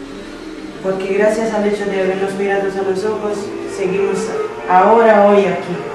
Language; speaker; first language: Spanish; non-native, fluent; Italian